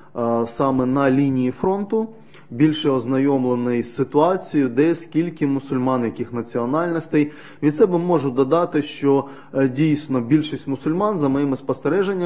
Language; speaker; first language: Ukrainian; native; Ukrainian